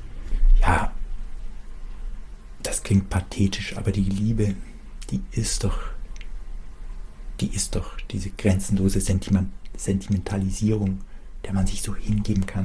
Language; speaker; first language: German; native; German